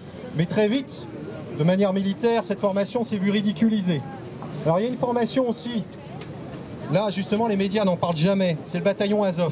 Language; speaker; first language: French; native; French